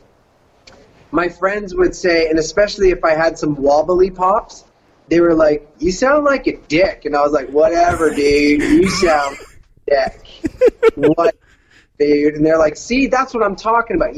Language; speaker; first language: English; native; English